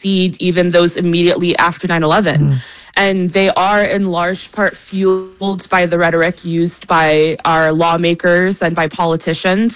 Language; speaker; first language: English; non-native, fluent; Russian